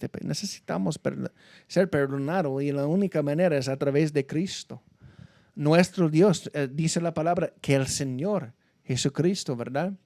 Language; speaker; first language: Spanish; non-native, fluent; English